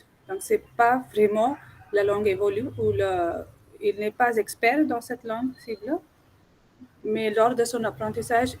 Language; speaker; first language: French; non-native, fluent; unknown